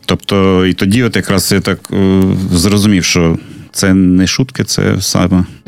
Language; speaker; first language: Ukrainian; non-native, local second language; Russian